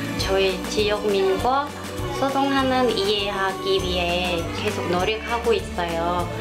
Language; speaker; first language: Korean; non-native, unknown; Vietnamese